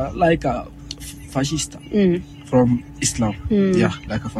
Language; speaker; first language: English; non-native, learner; Arabic